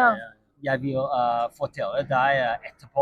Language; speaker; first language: Norwegian; non-native, learner; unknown